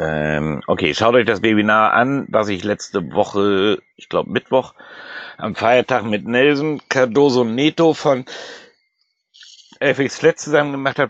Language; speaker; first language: German; native; German